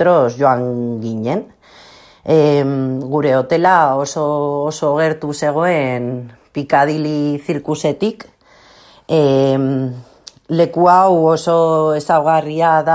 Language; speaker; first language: Basque; non-native, local second language; Spanish